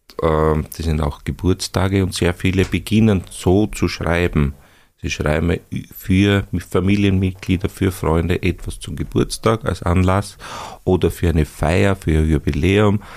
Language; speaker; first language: German; native; German